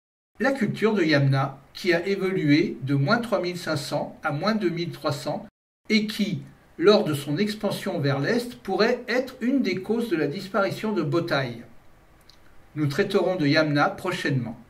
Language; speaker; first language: French; native; French